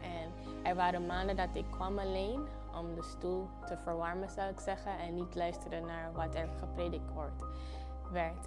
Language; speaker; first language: Dutch; non-native, fluent; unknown